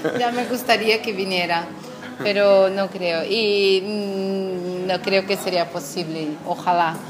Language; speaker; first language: Spanish; non-native, fluent; Portuguese